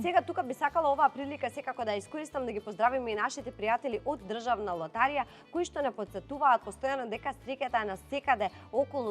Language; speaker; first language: Macedonian; native; Macedonian